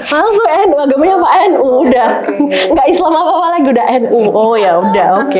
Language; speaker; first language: Indonesian; non-native, local second language; Javanese